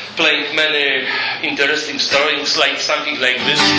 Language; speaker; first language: English; non-native, fluent; Polish